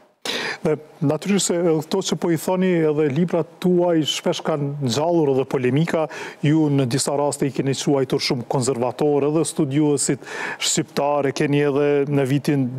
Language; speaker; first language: Albanian; native; Albanian